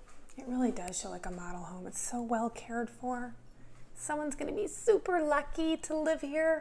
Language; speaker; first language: English; native; English